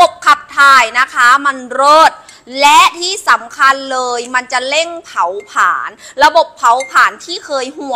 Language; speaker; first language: Thai; native; Thai